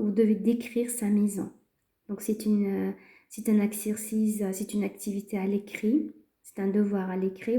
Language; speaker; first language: French; non-native, fluent; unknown